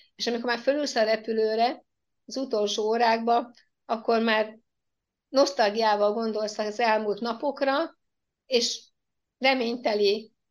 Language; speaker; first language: Hungarian; native; Hungarian